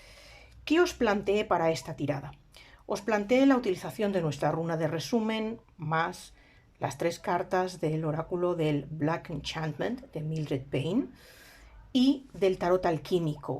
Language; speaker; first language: Spanish; native; Spanish